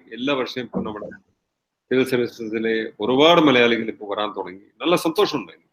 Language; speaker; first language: Malayalam; non-native, fluent; Hindi